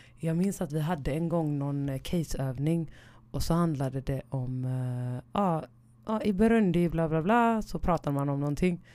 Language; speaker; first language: Swedish; early bilingual, other home language; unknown